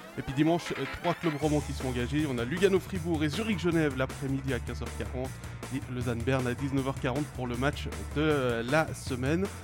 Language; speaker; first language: French; native; French